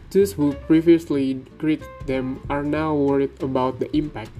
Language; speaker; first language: English; non-native, learner; Indonesian